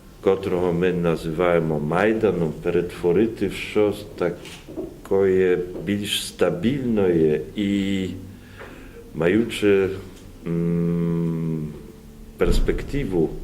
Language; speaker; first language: Ukrainian; non-native, learner; Polish